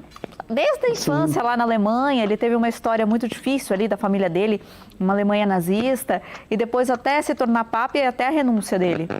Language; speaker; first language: Portuguese; native; Portuguese